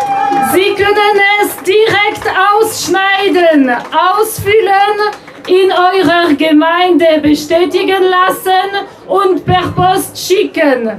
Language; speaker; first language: German; non-native, local second language; French